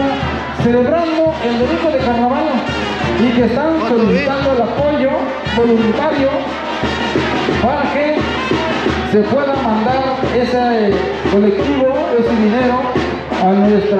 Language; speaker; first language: Spanish; native; Spanish